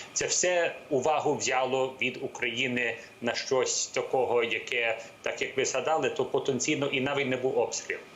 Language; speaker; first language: Ukrainian; early bilingual, heritage; English